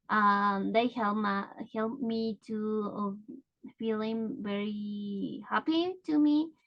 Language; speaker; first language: English; non-native, learner; Spanish